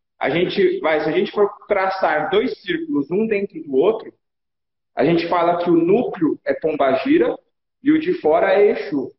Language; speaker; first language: Portuguese; native; Portuguese